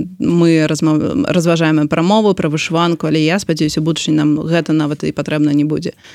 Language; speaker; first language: Belarusian; non-native, local second language; Russian